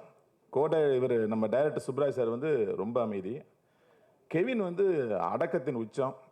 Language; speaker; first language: Tamil; native; Tamil